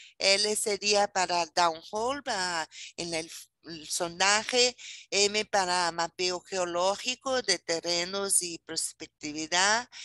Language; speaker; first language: Spanish; non-native, fluent; Portuguese